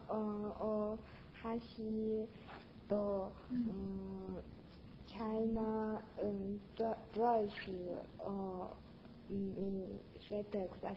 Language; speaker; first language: Japanese; non-native, learner; Chinese